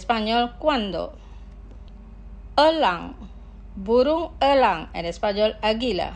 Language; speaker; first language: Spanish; non-native, fluent; Indonesian